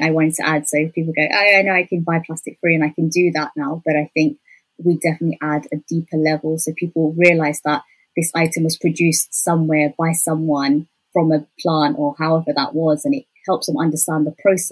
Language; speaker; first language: English; native; English